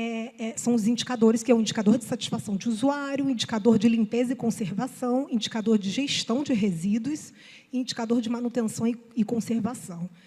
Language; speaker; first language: Portuguese; native; Portuguese